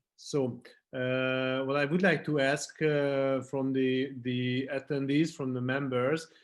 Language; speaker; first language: English; non-native, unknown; Hungarian